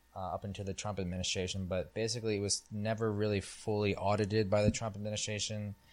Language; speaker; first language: English; native; English